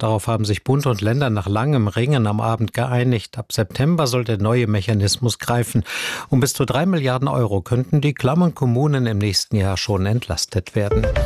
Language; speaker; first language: German; native; German